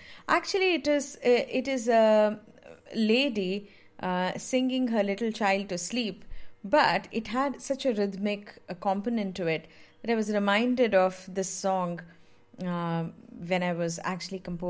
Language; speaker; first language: English; non-native, local second language; Tamil